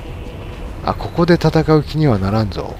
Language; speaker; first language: Japanese; native; Japanese